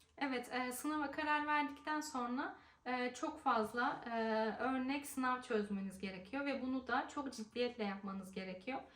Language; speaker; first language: Turkish; native; Turkish